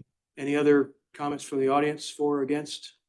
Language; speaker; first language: English; native; English